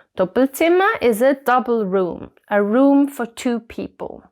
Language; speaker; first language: English; non-native, fluent; German